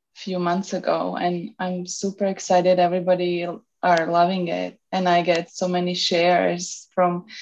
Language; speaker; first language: English; non-native, fluent; Serbian